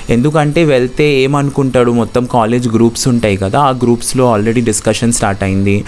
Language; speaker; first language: Telugu; non-native, local second language; Bangla